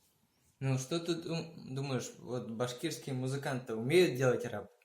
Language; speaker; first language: Russian; native; Russian